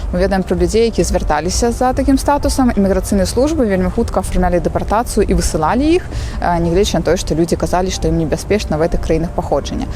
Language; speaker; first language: Belarusian; non-native, local second language; Russian